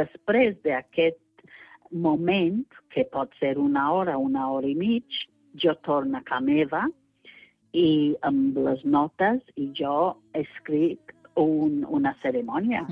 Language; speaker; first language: Catalan; non-native, fluent; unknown